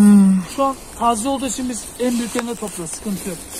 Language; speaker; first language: Turkish; native; Turkish